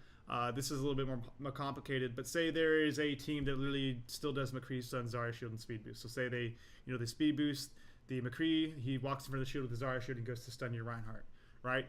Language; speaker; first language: English; native; English